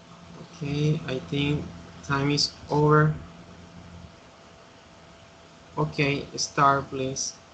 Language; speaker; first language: English; non-native, fluent; Spanish